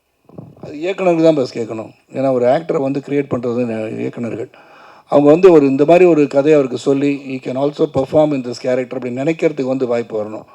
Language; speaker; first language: Tamil; native; Tamil